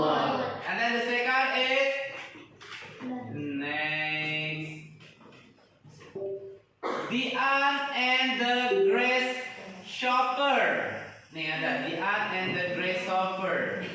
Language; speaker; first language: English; non-native, fluent; Indonesian